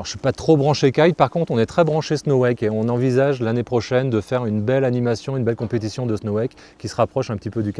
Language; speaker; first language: French; native; French